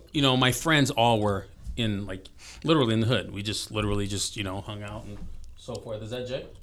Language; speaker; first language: English; early bilingual, other home language; Filipino